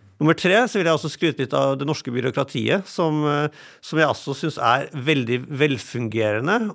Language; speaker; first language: Norwegian; non-native, fluent; German